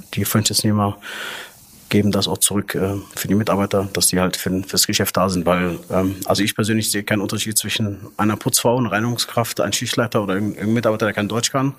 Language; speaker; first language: German; early bilingual, other home language; Arabic